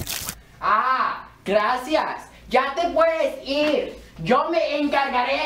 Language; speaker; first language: Spanish; non-native, learner; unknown